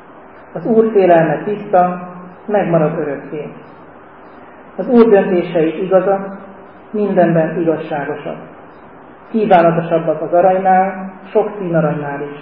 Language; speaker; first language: Hungarian; native; Hungarian